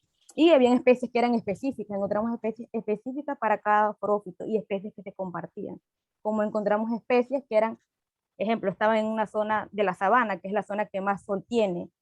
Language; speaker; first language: Spanish; native; Spanish